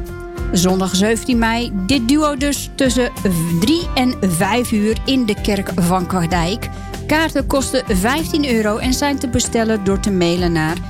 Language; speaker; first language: Dutch; native; Dutch